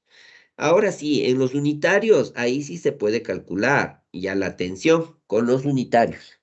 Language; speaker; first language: Spanish; native; Spanish